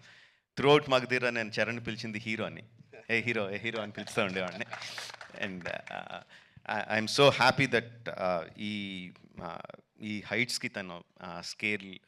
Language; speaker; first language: Telugu; native; Telugu